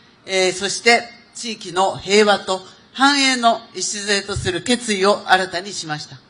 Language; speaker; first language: Japanese; native; Japanese